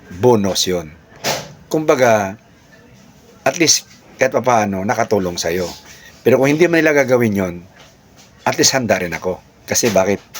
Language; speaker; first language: Filipino; native; Filipino